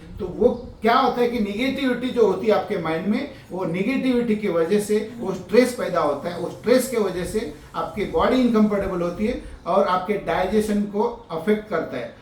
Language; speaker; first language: Hindi; non-native, local second language; Marathi